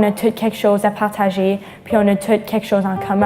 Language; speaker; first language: French; native; French